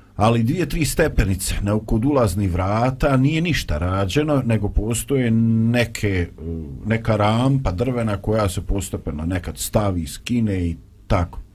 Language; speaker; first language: Bosnian; native; Bosnian